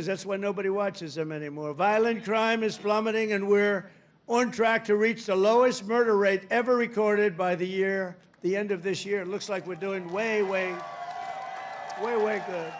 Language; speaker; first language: English; native; English